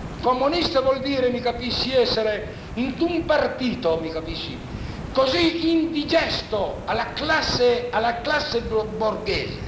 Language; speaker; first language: Italian; non-native, local second language; Friulian